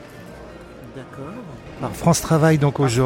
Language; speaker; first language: French; native; French